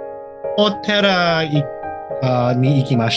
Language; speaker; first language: Japanese; non-native, learner; English